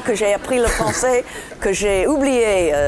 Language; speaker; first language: French; non-native, fluent; English